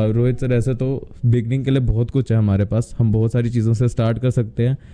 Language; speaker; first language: Hindi; native; Hindi